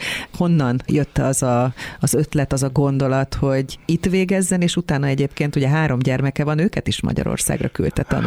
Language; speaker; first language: Hungarian; native; Hungarian